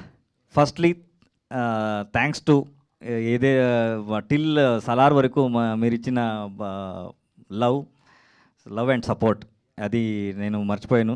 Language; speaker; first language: Telugu; non-native, learner; Kannada